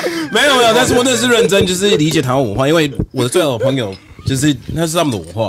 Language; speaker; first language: Chinese; non-native, fluent; English